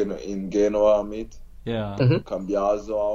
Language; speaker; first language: German; non-native, learner; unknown